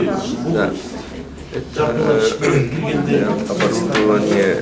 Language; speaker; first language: Russian; non-native, learner; Japanese